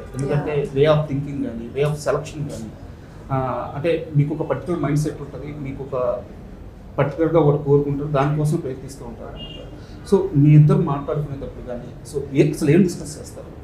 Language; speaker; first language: Telugu; native; Telugu